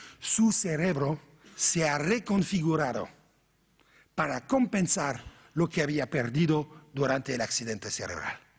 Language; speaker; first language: Spanish; non-native, fluent; French